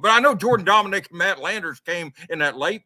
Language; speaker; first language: English; native; English